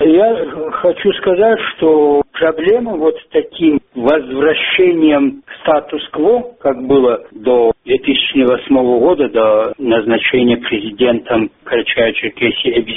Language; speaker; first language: Russian; non-native, local second language; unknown